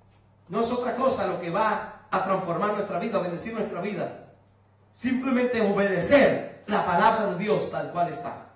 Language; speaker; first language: Spanish; native; Spanish